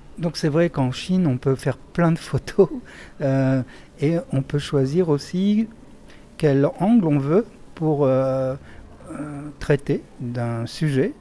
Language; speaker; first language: French; native; French